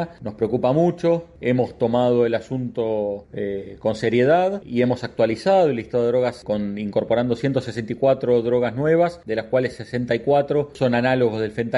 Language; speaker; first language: Spanish; native; Spanish